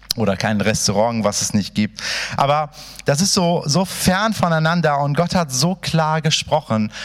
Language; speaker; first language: German; early bilingual, other home language; Persian